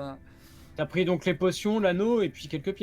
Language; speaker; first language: French; native; French